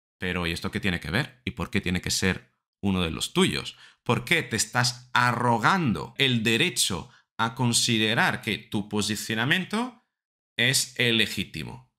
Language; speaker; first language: Spanish; non-native, fluent; Italian